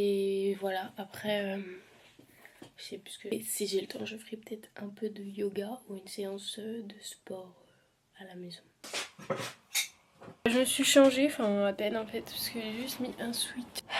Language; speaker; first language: French; native; French